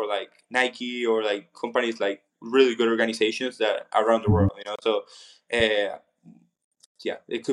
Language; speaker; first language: English; non-native, fluent; Spanish